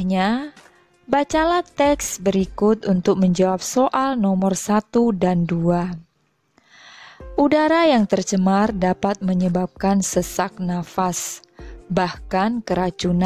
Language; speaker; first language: Indonesian; native; Indonesian